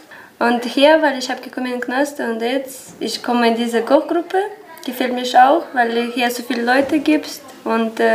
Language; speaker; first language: German; non-native, learner; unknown